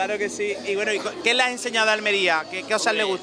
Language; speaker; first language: Spanish; native; Spanish